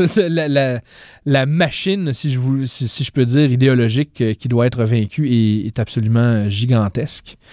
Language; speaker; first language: French; native; French